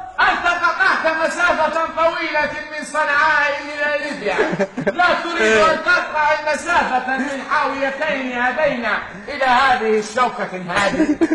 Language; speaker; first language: Arabic; native; Arabic